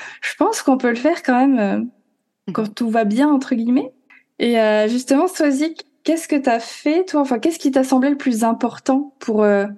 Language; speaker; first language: French; native; French